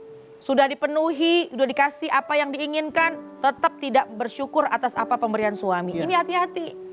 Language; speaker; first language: Indonesian; native; Indonesian